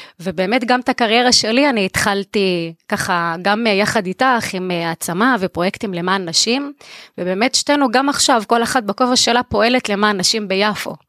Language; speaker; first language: Hebrew; non-native, local second language; Arabic